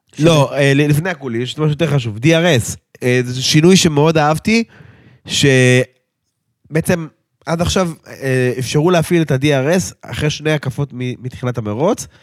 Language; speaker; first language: Hebrew; native; Hebrew